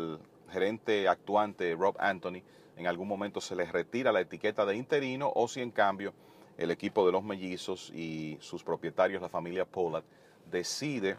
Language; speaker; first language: Spanish; native; Spanish